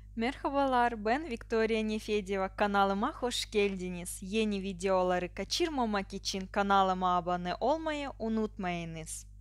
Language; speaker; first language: Turkish; non-native, learner; Russian